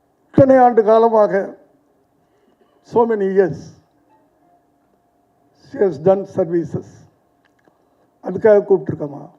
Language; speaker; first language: Tamil; native; Tamil